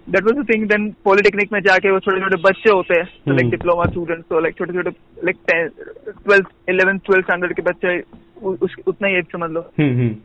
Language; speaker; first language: Hindi; non-native, local second language; Gujarati